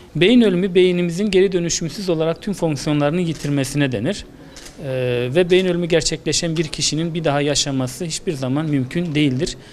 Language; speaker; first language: Turkish; native; Turkish